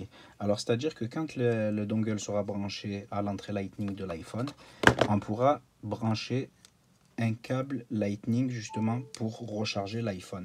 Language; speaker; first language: French; native; French